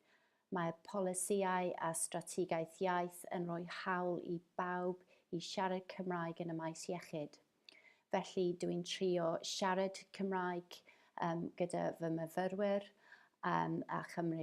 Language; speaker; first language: Welsh; non-native, fluent; English